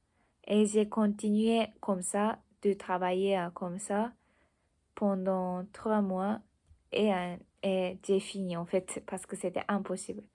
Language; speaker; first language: French; non-native, learner; Japanese